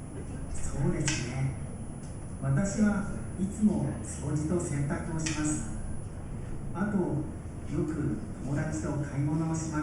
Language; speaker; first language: Japanese; non-native, learner; Indonesian